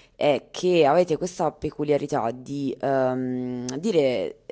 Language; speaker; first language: Italian; native; Italian